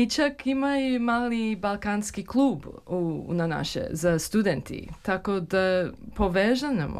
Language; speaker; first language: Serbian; early bilingual, heritage; Serbian